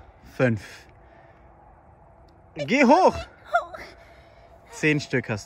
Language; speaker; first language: German; non-native, learner; Arabic